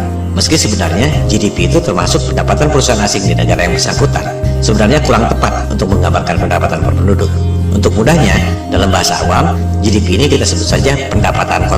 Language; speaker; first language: Indonesian; native; Indonesian